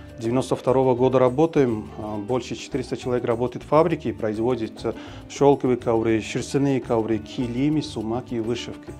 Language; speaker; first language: Russian; non-native, local second language; Tajik